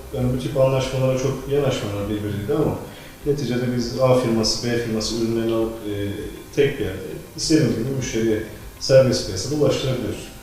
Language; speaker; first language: Turkish; native; Turkish